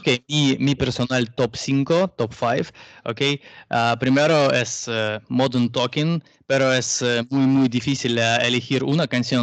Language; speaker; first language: Spanish; non-native, learner; Russian